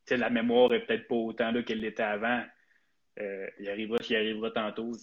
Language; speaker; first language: French; native; French